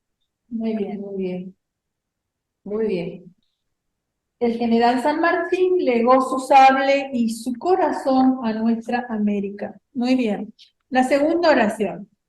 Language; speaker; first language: Spanish; native; Spanish